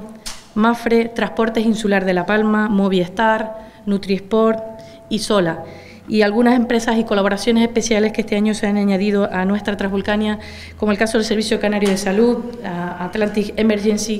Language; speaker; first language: Spanish; native; Spanish